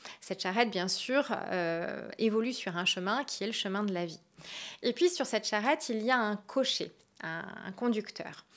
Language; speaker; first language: French; native; French